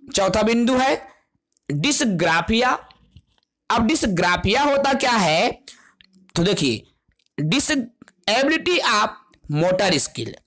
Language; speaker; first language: Hindi; non-native, local second language; Chhattisgarhi